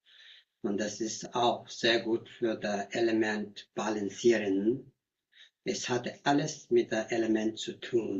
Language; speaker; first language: German; non-native, learner; Tibetan